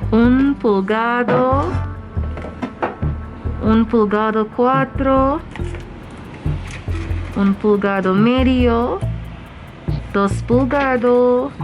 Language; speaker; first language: Spanish; non-native, learner; English